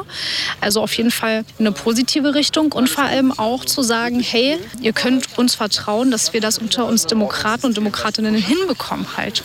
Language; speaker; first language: German; native; German